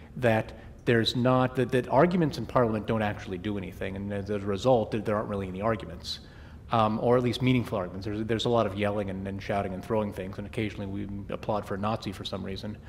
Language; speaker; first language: English; native; English